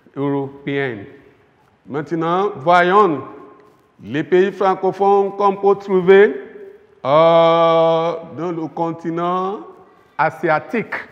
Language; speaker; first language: French; non-native, fluent; Yoruba